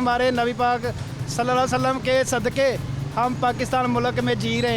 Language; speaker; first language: Hindi; non-native, local second language; Punjabi